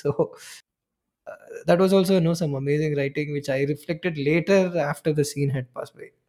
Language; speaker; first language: English; non-native, local second language; Tamil